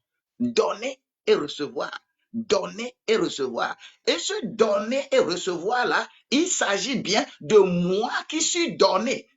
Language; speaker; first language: French; non-native, local second language; Ewe